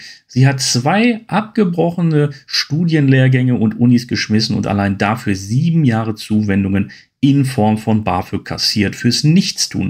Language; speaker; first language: German; native; German